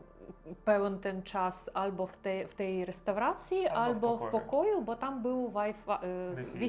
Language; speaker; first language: Polish; non-native, learner; Russian